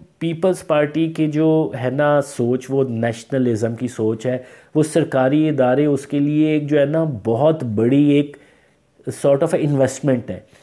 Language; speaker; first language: Urdu; native; Urdu